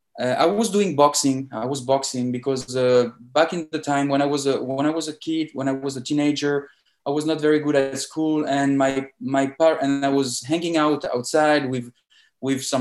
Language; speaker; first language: English; non-native, fluent; French